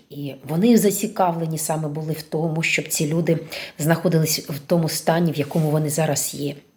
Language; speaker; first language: Ukrainian; non-native, local second language; Russian